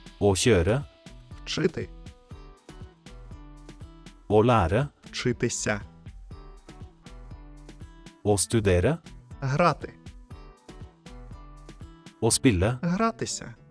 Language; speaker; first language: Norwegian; non-native, fluent; Ukrainian